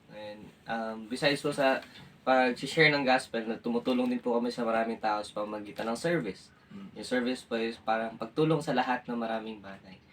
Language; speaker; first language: Filipino; non-native, local second language; Aklanon